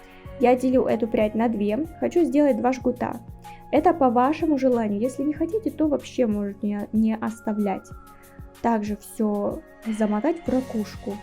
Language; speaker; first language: Russian; native; Russian